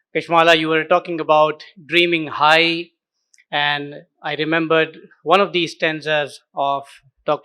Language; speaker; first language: English; non-native, local second language; Urdu